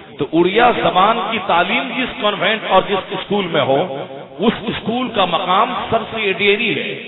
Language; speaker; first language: Urdu; non-native, local second language; Odia